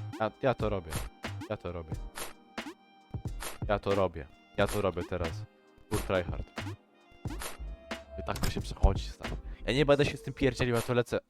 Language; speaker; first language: Polish; native; Polish